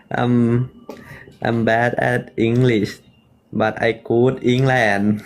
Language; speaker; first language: English; non-native, learner; Thai